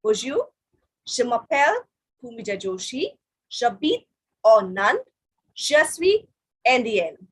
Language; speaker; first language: French; non-native, fluent; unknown